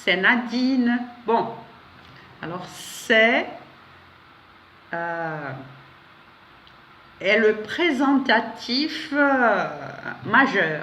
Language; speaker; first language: French; non-native, fluent; Portuguese